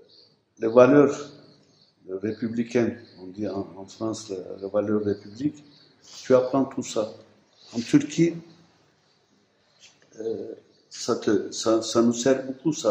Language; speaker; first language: French; non-native, fluent; Turkish